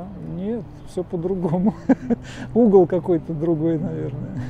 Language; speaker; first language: Russian; native; Russian